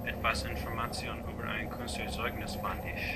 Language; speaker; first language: German; non-native, learner; English